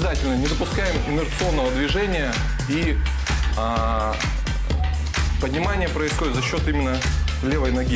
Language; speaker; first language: Russian; native; Russian